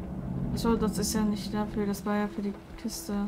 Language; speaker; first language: German; native; German